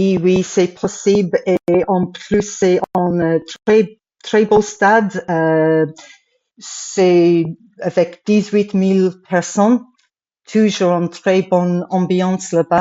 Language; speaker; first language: French; non-native, fluent; English